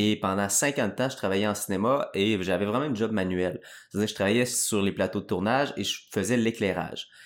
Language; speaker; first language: French; native; French